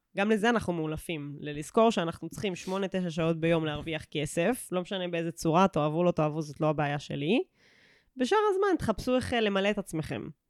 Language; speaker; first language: Hebrew; native; Hebrew